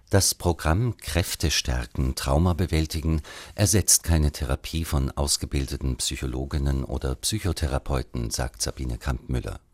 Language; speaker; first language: German; native; German